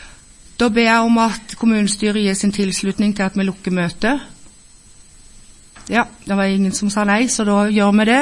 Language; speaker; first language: Norwegian; native; Norwegian